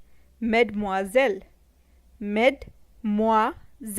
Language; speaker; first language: French; non-native, fluent; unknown